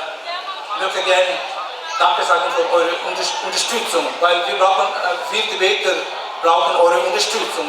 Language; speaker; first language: German; non-native, fluent; Tibetan